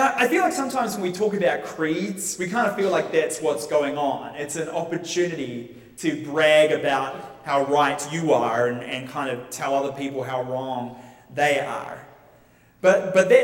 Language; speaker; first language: English; native; English